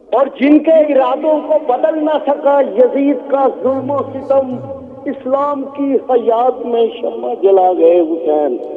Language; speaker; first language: Urdu; native; Urdu